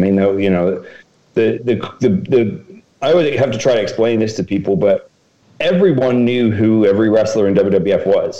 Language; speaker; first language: English; native; English